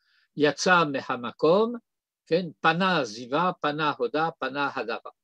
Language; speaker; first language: Hebrew; non-native, fluent; French